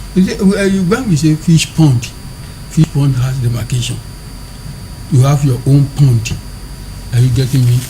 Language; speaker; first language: English; non-native, local second language; Yoruba